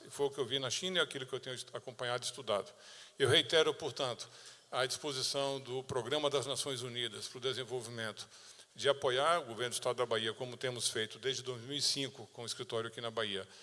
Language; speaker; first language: Portuguese; native; Portuguese